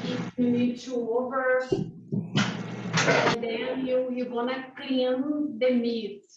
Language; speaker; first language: English; non-native, learner; Portuguese